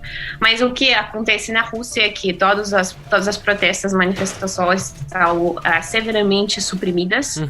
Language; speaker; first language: Portuguese; non-native, fluent; Russian